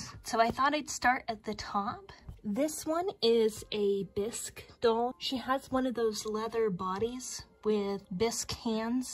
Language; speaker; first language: English; native; English